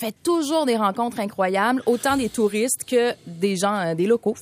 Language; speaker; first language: French; native; French